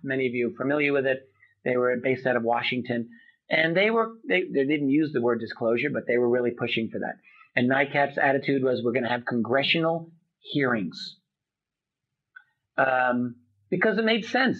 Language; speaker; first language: English; native; English